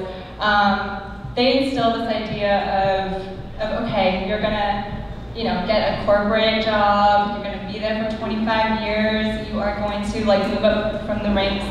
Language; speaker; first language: English; native; English